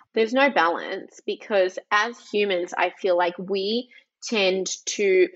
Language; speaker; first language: English; early bilingual, other home language; Greek